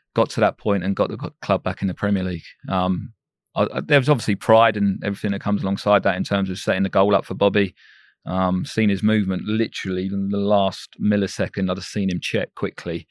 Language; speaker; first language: English; native; English